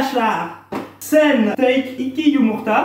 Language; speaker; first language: Turkish; non-native, learner; French